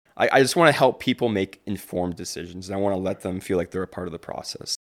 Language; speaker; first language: English; native; English